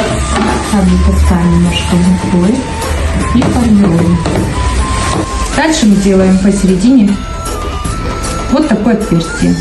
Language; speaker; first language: Russian; native; Russian